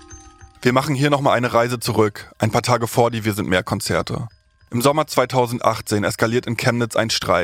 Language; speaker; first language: German; native; German